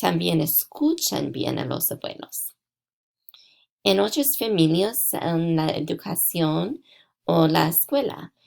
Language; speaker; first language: Spanish; non-native, fluent; English